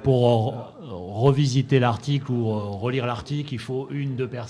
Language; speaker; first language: French; native; French